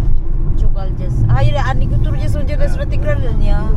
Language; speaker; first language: Turkish; non-native, learner; Filipino